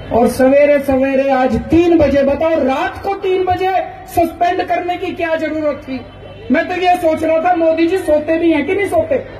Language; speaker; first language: Hindi; native; Hindi